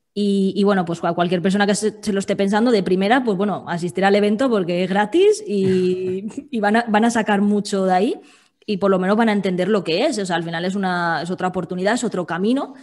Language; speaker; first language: Spanish; native; Spanish